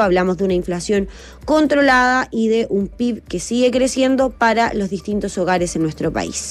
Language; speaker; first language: Spanish; native; Spanish